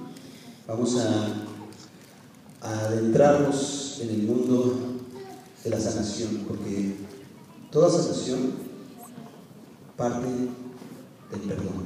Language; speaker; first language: Spanish; native; Spanish